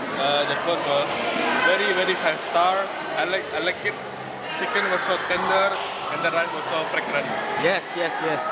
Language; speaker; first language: English; non-native, local second language; Malay